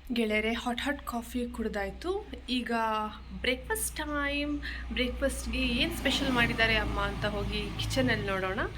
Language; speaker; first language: Kannada; non-native, local second language; Kodava